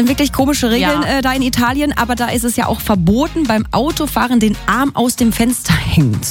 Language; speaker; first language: German; native; German